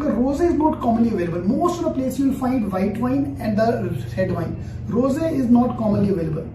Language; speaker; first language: English; non-native, local second language; Hindi